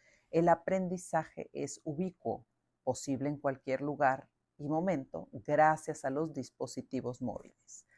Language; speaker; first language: Spanish; native; Spanish